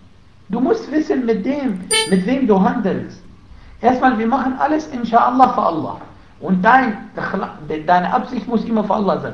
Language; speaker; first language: German; non-native, fluent; Arabic